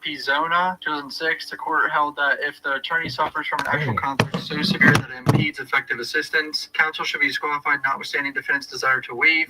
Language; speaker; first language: English; native; English